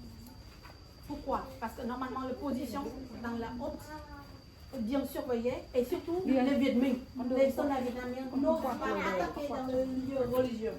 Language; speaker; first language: French; non-native, fluent; Vietnamese